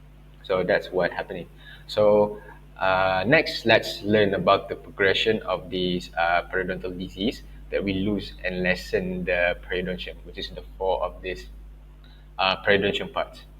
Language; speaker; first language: English; non-native, local second language; Malay